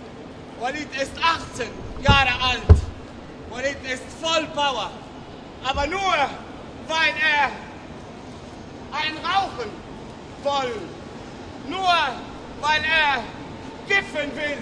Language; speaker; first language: German; non-native, learner; Arabic